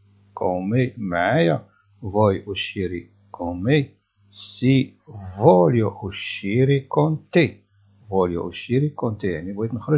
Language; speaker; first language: Italian; non-native, fluent; Arabic